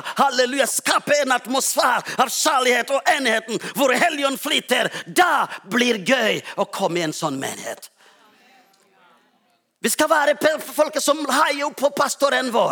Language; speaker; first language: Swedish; non-native, learner; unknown